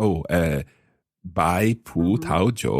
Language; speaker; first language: Chinese; non-native, learner; English